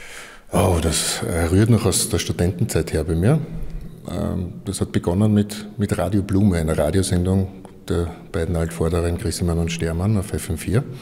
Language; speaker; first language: German; native; German